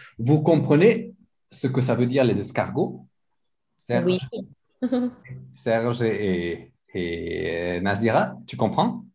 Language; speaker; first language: French; non-native, fluent; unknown